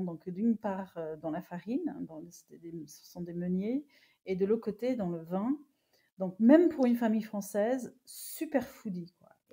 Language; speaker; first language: French; non-native, fluent; English